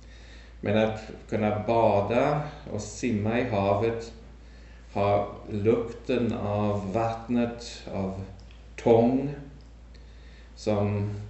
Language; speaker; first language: Swedish; early bilingual, heritage; German